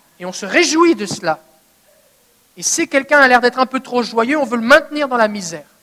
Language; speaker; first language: French; native; French